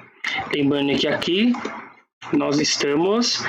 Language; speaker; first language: Portuguese; native; Portuguese